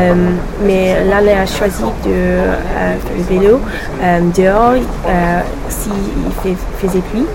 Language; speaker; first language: French; non-native, learner; English